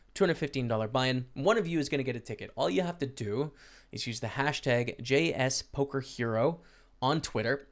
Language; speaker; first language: English; native; English